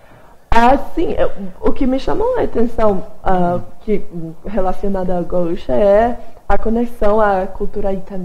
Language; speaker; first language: Portuguese; non-native, fluent; English